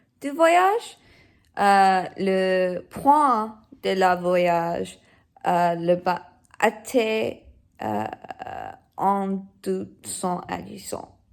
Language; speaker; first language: French; non-native, learner; English